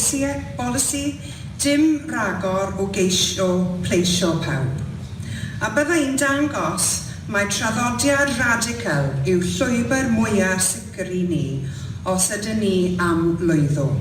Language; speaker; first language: Welsh; non-native, local second language; English